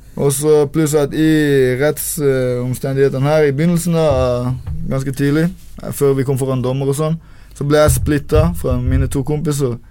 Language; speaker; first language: Norwegian; native; Norwegian